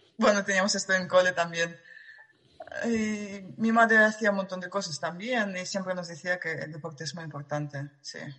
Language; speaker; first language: Spanish; non-native, fluent; Russian